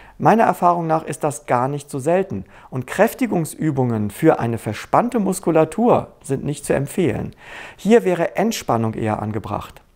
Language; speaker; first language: German; native; German